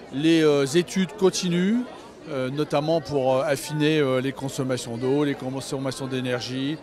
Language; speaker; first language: French; native; French